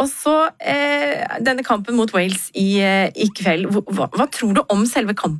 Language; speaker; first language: Norwegian; native; Norwegian